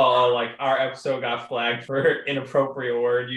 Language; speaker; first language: English; native; English